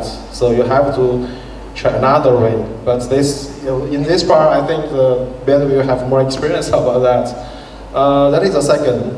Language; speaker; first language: English; non-native, fluent; Chinese